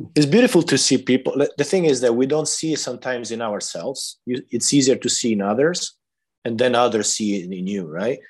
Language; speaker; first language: English; non-native, fluent; Italian